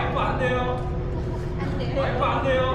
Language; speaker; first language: Korean; non-native, learner; Lao